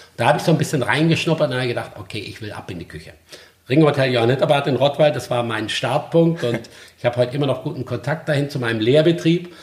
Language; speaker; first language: German; native; German